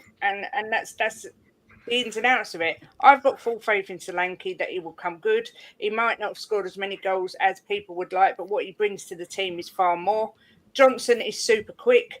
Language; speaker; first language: English; native; English